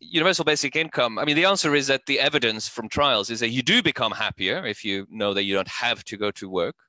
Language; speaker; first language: English; non-native, fluent; Norwegian